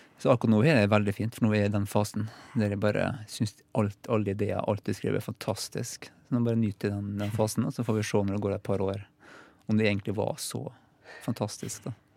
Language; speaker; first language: Norwegian; native; Norwegian